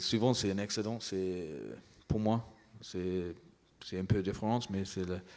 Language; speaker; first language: French; non-native, learner; English